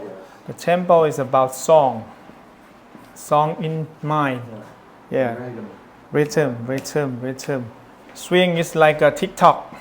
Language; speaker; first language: English; non-native, learner; Thai